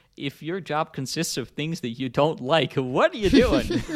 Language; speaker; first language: English; non-native, fluent; Dutch